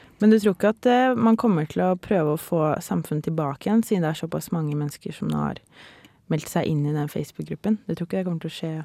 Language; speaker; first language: Norwegian; native; Norwegian